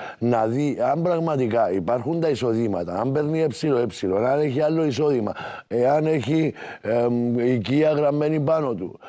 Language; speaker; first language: Greek; native; Greek